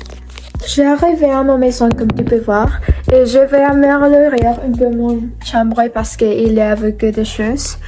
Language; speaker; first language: French; non-native, learner; Spanish